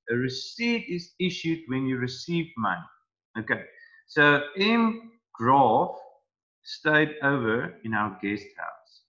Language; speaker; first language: English; non-native, local second language; Afrikaans